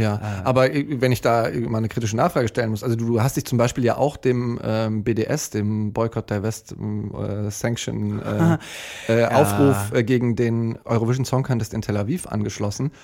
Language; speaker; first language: German; native; German